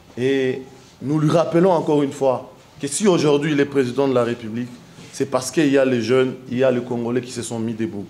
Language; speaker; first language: French; non-native, local second language; Swahili